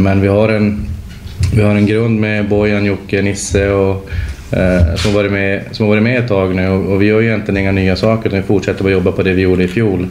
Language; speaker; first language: Swedish; native; Swedish